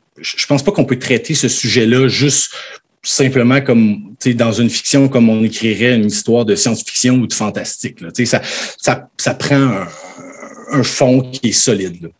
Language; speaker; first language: French; native; French